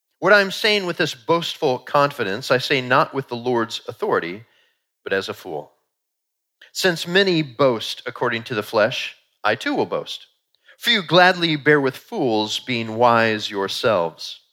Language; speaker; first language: English; native; English